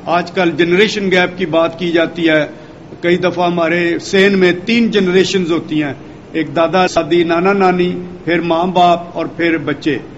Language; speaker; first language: Urdu; non-native, local second language; Punjabi